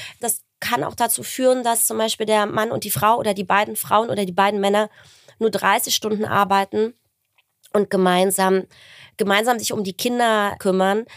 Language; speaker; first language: German; native; German